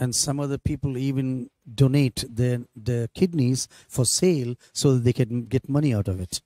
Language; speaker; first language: English; non-native, local second language; Tamil